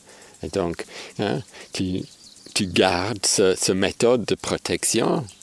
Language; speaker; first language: French; non-native, fluent; English